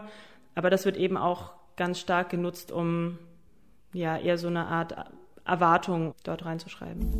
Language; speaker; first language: German; native; German